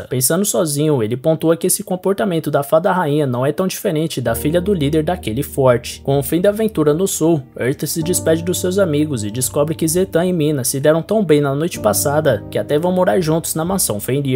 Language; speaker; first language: Portuguese; native; Portuguese